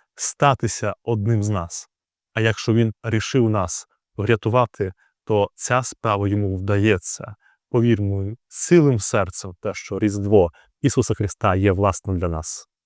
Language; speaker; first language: Ukrainian; native; Ukrainian